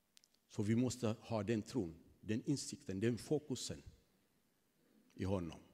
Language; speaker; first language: Swedish; non-native, fluent; Tigrinya